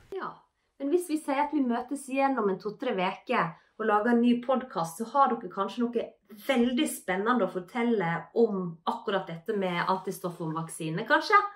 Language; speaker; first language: Norwegian; native; Norwegian